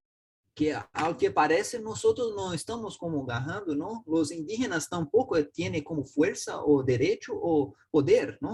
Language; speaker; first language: Spanish; non-native, learner; Portuguese